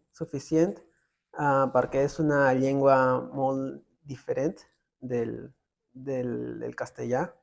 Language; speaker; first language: Catalan; non-native, learner; Spanish